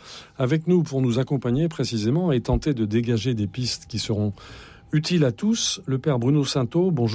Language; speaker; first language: French; native; French